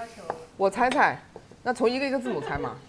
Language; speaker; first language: Chinese; native; Chinese